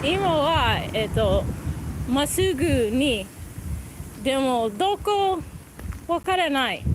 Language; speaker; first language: Japanese; non-native, learner; English